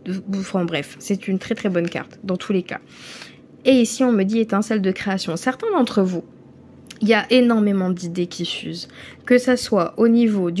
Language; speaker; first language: French; native; French